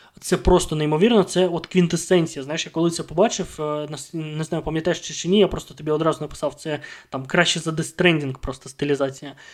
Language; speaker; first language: Ukrainian; non-native, local second language; Russian